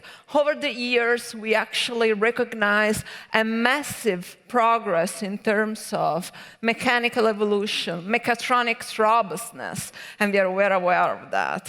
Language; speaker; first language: English; non-native, fluent; Italian